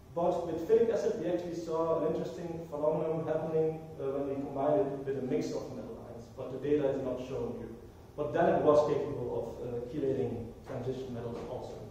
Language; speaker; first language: English; non-native, fluent; Dutch